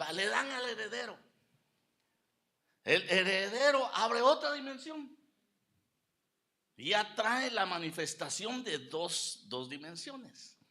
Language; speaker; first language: Spanish; native; Spanish